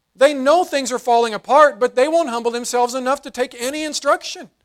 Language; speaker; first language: English; native; English